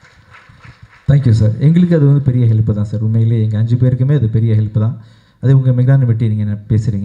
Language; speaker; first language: Tamil; native; Tamil